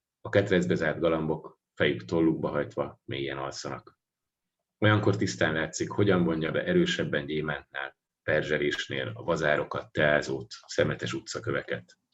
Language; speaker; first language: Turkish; non-native, fluent; Hungarian